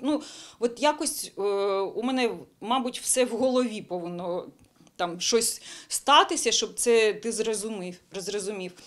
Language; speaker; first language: Ukrainian; non-native, local second language; Bulgarian